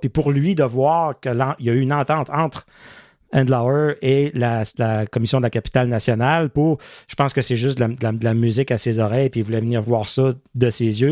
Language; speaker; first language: French; native; French